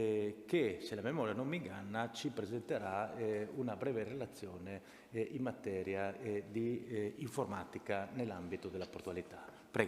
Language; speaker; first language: Italian; native; Italian